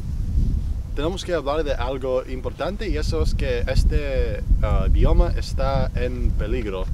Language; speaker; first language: Spanish; non-native, fluent; English